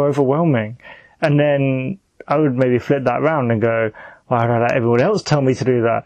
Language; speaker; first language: English; native; English